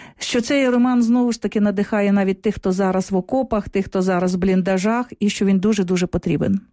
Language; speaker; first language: Ukrainian; native; Ukrainian